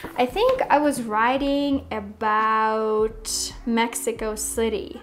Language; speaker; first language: English; non-native, fluent; Russian